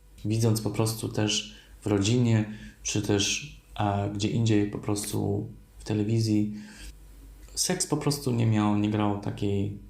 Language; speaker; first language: Polish; early bilingual, heritage; Polish